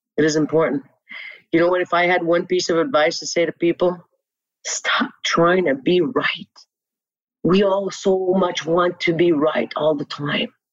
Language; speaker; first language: English; non-native, local second language; French